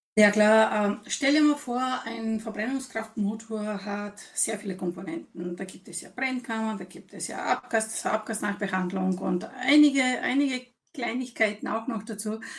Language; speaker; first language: German; non-native, fluent; Bulgarian